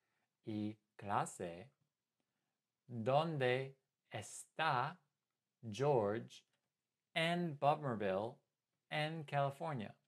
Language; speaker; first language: Spanish; non-native, fluent; English